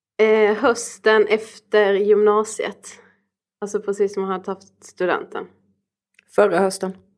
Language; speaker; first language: Swedish; native; Swedish